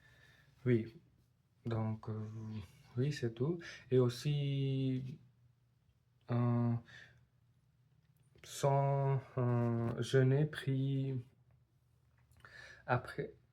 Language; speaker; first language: French; non-native, learner; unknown